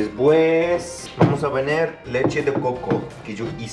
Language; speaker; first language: Spanish; non-native, fluent; Arabic